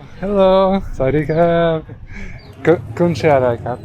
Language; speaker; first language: Thai; non-native, learner; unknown